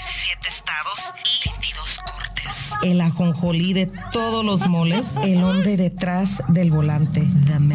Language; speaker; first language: Spanish; native; Spanish